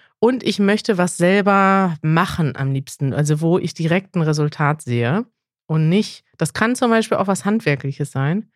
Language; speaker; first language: German; native; German